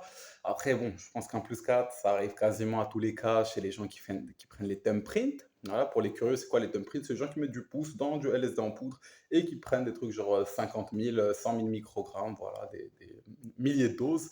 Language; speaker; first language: French; native; French